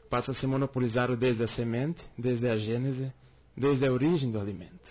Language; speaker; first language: Portuguese; native; Portuguese